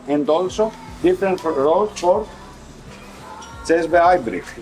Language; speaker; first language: English; non-native, fluent; Greek